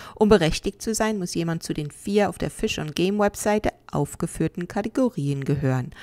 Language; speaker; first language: German; native; German